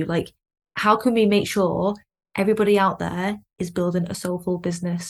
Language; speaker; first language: English; native; English